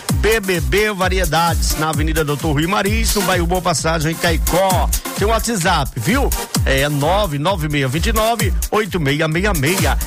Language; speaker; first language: Portuguese; native; Portuguese